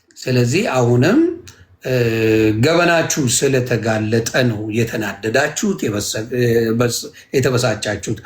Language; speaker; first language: Amharic; native; Amharic